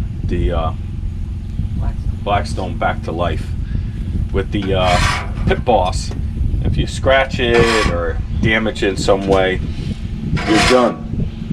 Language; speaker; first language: English; native; English